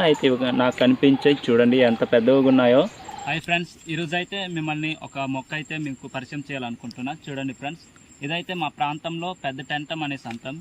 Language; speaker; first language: Telugu; non-native, local second language; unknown